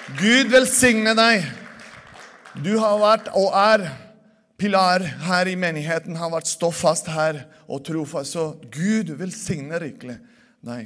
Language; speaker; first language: Norwegian; non-native, fluent; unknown